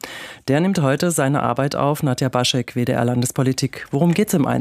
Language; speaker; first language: German; native; German